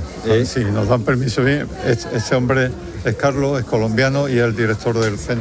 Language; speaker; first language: Spanish; native; Spanish